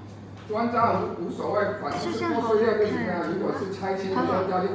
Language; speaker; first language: Chinese; native; Chinese